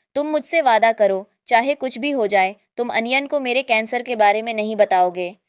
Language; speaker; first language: Hindi; native; Hindi